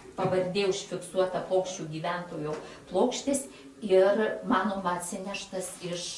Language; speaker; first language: Lithuanian; native; Lithuanian